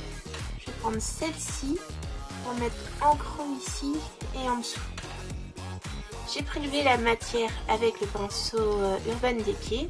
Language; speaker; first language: French; native; French